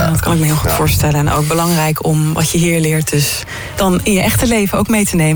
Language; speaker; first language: Dutch; native; Dutch